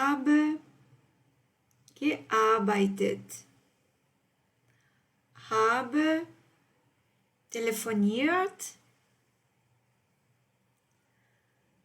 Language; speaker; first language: German; non-native, fluent; Portuguese